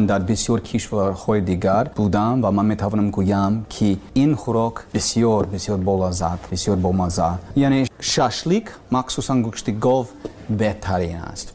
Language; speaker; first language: Persian; non-native, learner; English